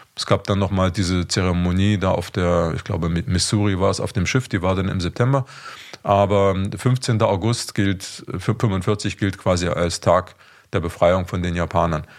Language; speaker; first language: German; native; German